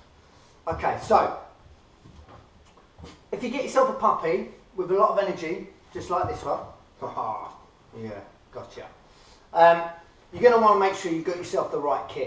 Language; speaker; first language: English; native; English